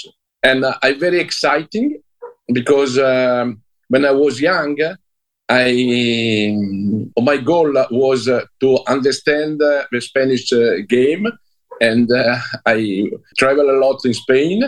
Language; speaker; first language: English; non-native, learner; Italian